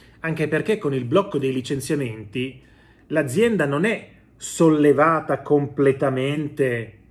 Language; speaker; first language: Italian; native; Italian